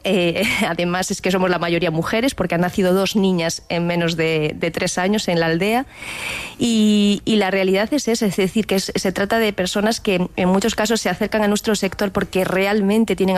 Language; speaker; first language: Spanish; native; Spanish